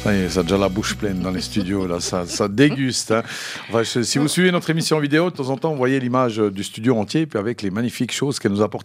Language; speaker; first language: French; native; French